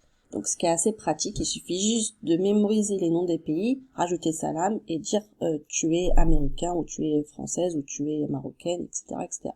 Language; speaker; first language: French; native; French